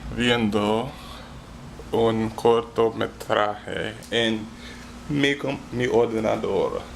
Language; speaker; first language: Spanish; non-native, learner; English